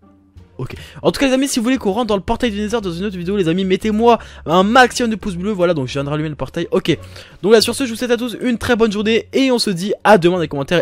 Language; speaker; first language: French; native; French